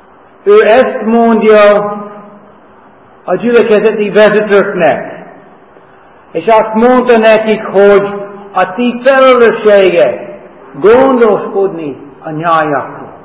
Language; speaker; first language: Hungarian; non-native, learner; English